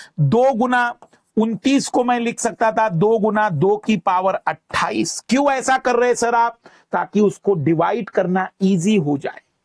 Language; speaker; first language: Hindi; native; Hindi